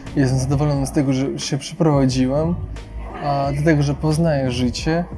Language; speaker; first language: Polish; non-native, fluent; Russian